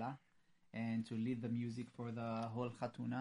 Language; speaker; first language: English; non-native, fluent; Hebrew